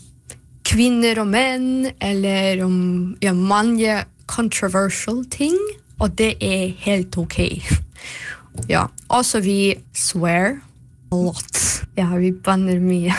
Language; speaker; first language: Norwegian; non-native, learner; Belarusian